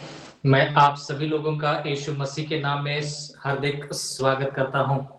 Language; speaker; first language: Hindi; non-native, local second language; Marathi